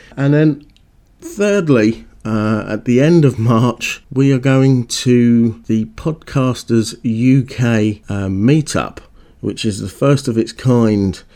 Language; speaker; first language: English; native; English